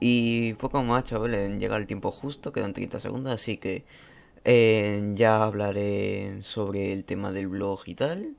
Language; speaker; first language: Spanish; native; Spanish